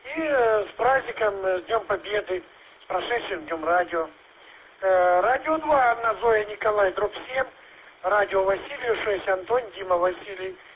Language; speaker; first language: Russian; native; Russian